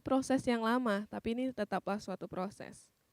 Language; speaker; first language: Indonesian; native; Indonesian